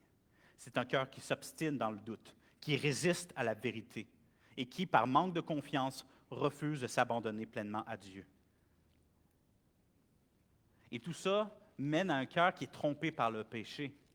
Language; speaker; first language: French; native; French